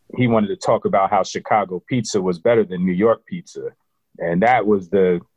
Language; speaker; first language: English; native; English